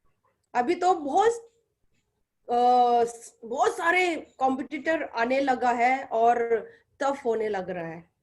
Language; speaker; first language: Hindi; non-native, local second language; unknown